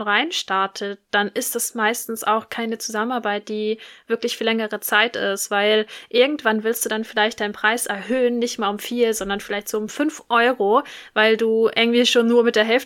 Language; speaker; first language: German; native; German